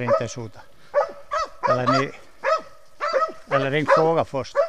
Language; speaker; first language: Swedish; non-native, learner; Bosnian